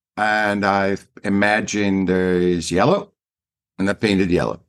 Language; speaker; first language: English; non-native, fluent; German